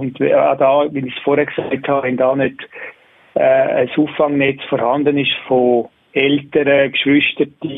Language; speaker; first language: German; native; German